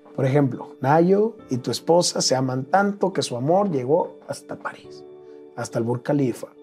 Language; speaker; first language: Spanish; native; Spanish